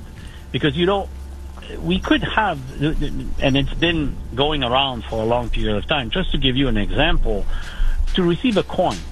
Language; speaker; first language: English; non-native, local second language; French